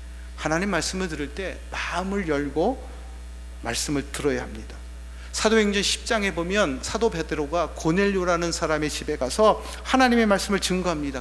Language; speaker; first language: Korean; native; Korean